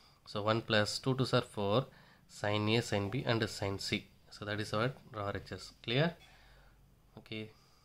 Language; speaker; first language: English; non-native, local second language; Tamil